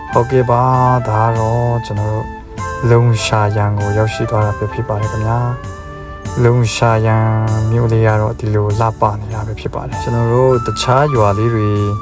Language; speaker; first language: Burmese; non-native, local second language; Kachin